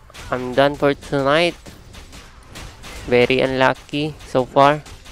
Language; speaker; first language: English; non-native, local second language; Filipino